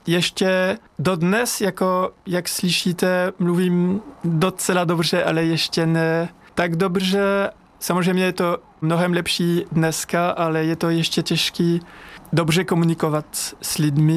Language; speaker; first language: Czech; non-native, learner; French